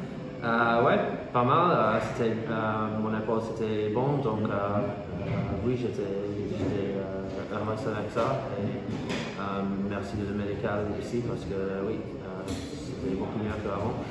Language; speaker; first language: French; non-native, learner; English